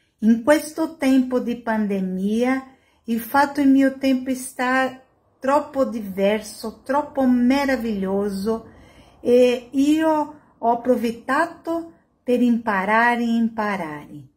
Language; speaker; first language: Italian; non-native, learner; Portuguese